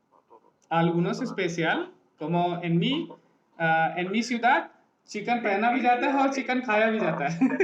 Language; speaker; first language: Spanish; non-native, learner; Hindi